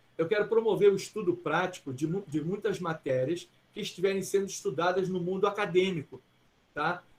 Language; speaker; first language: Portuguese; early bilingual, other home language; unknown